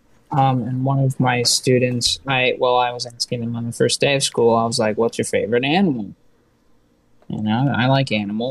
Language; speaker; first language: English; native; English